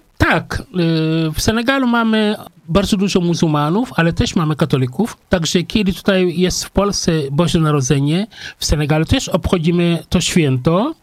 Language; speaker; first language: Polish; non-native, fluent; Wolof